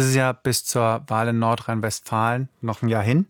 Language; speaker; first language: German; native; German